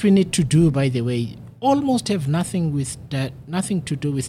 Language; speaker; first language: English; non-native, local second language; Xhosa